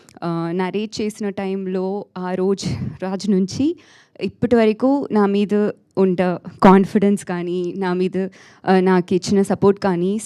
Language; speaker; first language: Telugu; non-native, local second language; Tamil